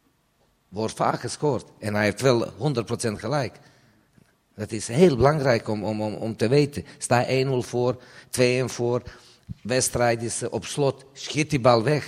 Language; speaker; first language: Dutch; non-native, fluent; Serbian